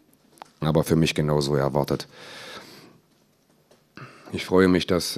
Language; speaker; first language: German; native; German